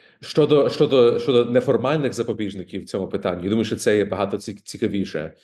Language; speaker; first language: Ukrainian; early bilingual, heritage; Ukrainian